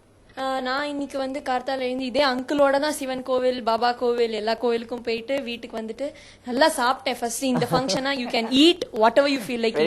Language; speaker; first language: Tamil; early bilingual, heritage; Tamil